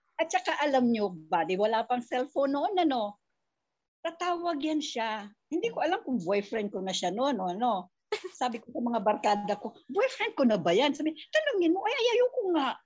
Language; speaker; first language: Filipino; non-native, local second language; Cebuano